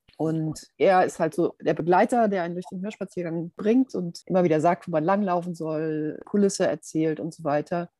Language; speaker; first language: German; native; German